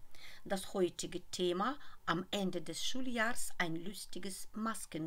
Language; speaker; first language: German; non-native, fluent; Russian